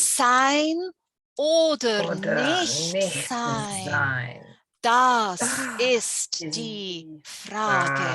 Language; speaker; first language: German; non-native, fluent; English